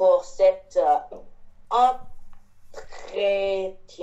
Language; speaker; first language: French; non-native, learner; Chinese